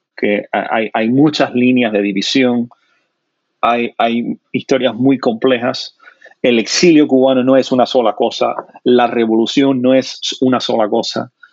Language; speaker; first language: Spanish; non-native, fluent; English